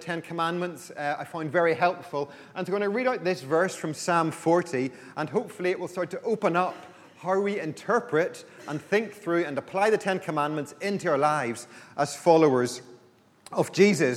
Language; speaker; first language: English; native; English